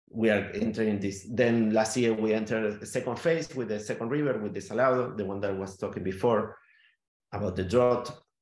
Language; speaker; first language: English; non-native, fluent; Spanish